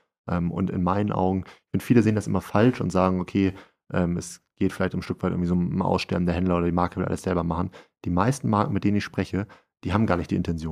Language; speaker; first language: German; native; German